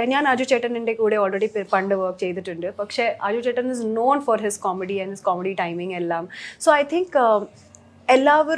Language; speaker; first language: Malayalam; early bilingual, heritage; Malayalam